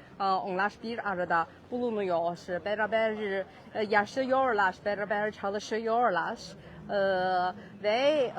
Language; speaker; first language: Turkish; non-native, learner; Chinese